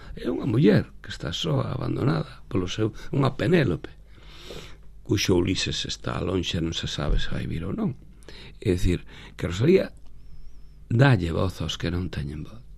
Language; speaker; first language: Galician; native; Galician